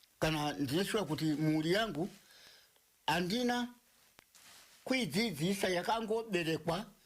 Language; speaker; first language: Shona; non-native, fluent; Nyanja